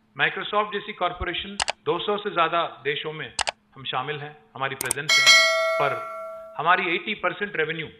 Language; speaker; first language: Hindi; non-native, local second language; Telugu